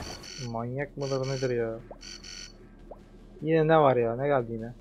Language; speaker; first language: Turkish; native; Turkish